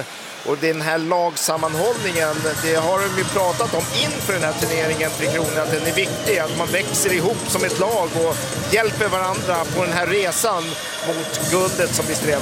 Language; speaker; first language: Swedish; native; Swedish